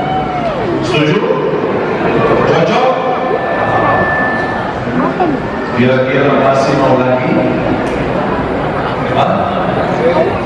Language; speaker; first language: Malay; non-native, fluent; Arabic